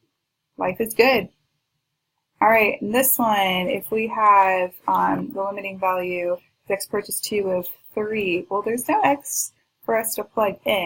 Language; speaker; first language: English; native; English